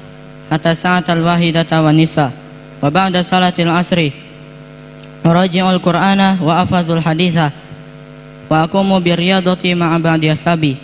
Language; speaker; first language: Arabic; non-native, learner; Indonesian